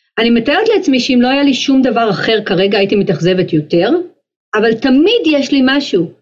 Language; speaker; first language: Hebrew; native; Hebrew